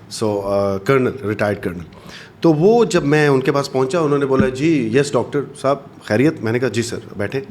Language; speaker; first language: Urdu; non-native, local second language; Pashto